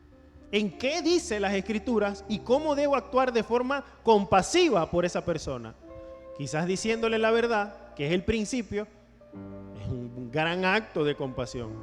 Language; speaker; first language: Spanish; native; Spanish